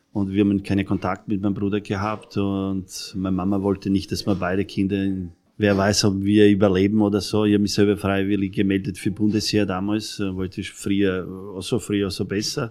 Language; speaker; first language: German; non-native, fluent; Serbian